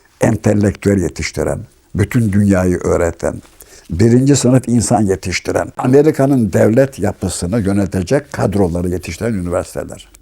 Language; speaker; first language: Turkish; native; Turkish